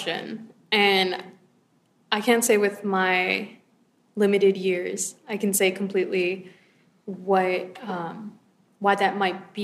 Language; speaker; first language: English; native; English